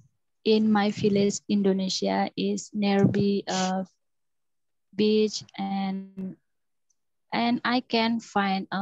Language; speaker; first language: English; non-native, learner; Indonesian